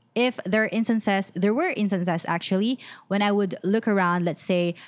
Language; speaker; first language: English; non-native, local second language; Filipino